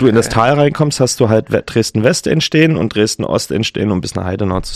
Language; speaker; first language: German; native; German